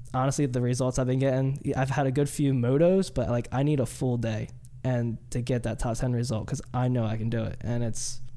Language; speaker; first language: English; native; English